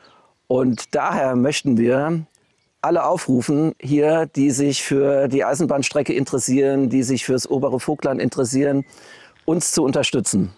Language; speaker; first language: German; native; German